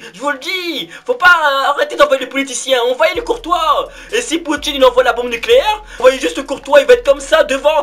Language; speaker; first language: French; native; French